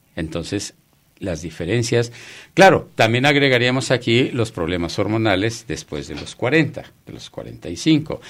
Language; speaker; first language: Spanish; native; Spanish